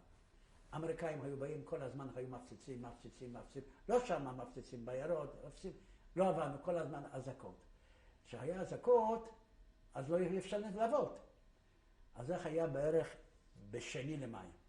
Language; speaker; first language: Hebrew; non-native, fluent; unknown